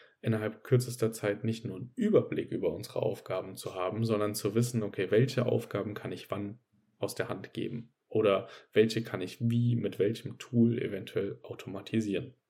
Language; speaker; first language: German; native; German